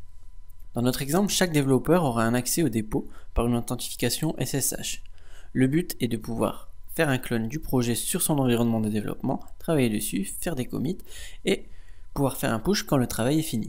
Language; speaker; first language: French; native; French